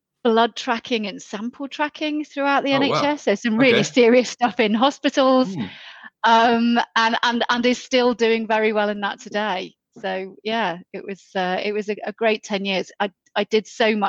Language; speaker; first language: English; native; English